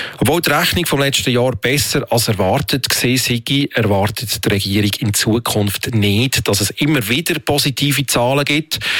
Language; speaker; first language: German; native; German